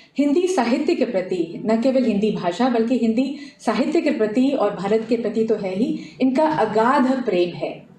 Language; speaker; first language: Hindi; native; Hindi